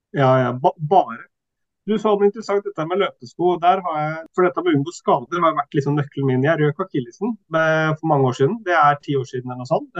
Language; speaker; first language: Norwegian; early bilingual, other home language; Swedish